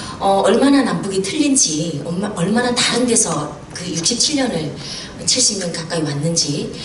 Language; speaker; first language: Korean; native; Korean